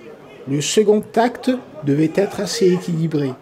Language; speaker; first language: French; native; French